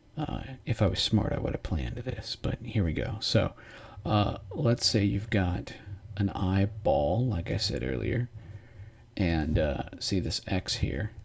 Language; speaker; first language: English; native; English